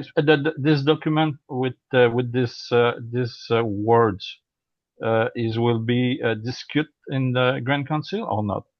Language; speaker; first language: English; non-native, learner; French